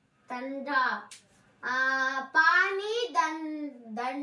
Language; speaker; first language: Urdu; non-native, local second language; Tamil